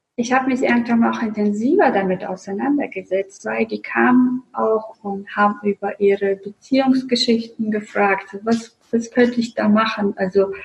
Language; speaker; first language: German; non-native, fluent; Russian